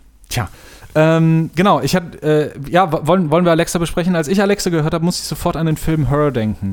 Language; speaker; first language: German; native; German